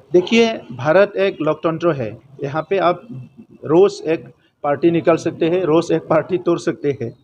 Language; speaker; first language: Hindi; non-native, local second language; Bodo